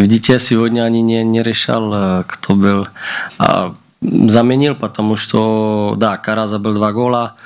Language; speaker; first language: Russian; non-native, learner; Slovak